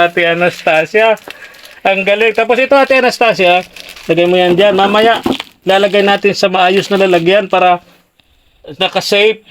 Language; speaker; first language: Filipino; native; Filipino